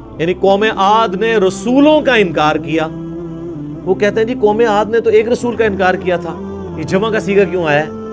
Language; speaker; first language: Urdu; non-native, local second language; Punjabi